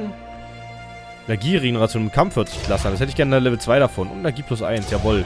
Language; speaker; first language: German; native; German